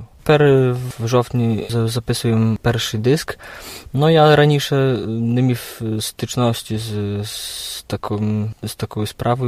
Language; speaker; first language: Ukrainian; early bilingual, heritage; Ukrainian